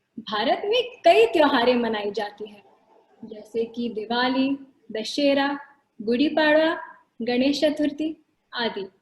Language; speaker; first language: Hindi; non-native, local second language; Marathi